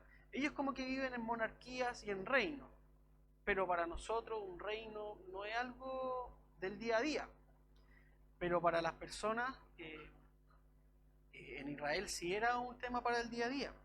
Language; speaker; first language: Spanish; native; Spanish